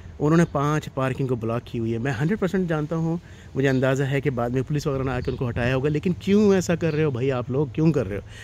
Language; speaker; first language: Hindi; native; Hindi